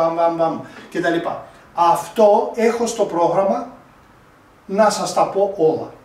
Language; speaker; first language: Greek; non-native, fluent; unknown